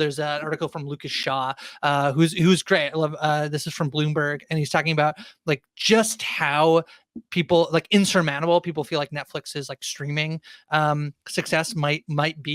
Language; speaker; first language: English; native; English